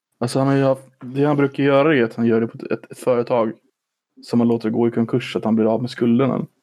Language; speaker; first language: Swedish; native; Swedish